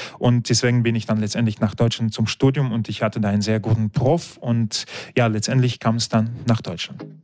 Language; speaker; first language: German; non-native, fluent; Russian